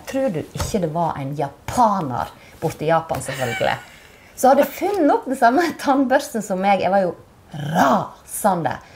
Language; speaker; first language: Norwegian; native; Norwegian